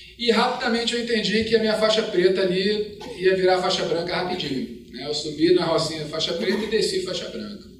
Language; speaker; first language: Portuguese; native; Portuguese